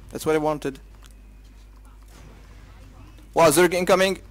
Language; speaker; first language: English; non-native, fluent; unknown